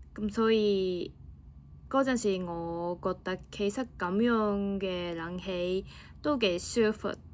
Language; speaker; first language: Cantonese; non-native, fluent; Japanese